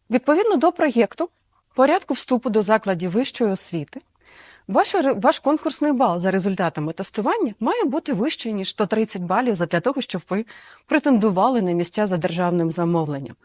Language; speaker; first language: Ukrainian; native; Ukrainian